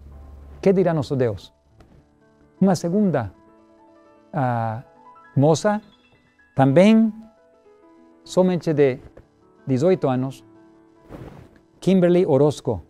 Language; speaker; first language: Portuguese; non-native, learner; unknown